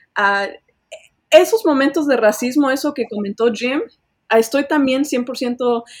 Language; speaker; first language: Spanish; early bilingual, heritage; Spanish